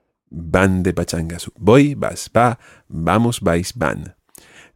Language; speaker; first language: Spanish; non-native, fluent; English